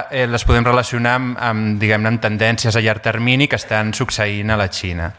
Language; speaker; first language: Catalan; native; Catalan